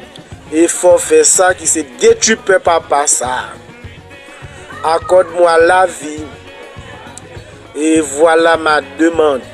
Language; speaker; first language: French; non-native, local second language; Haitian Creole